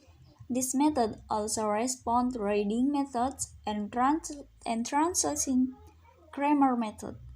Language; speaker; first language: English; non-native, learner; Indonesian